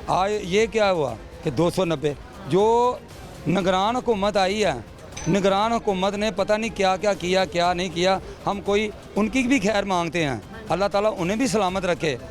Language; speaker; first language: Urdu; non-native, local second language; Punjabi